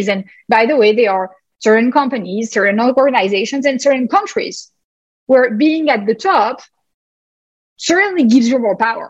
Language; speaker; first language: English; non-native, fluent; French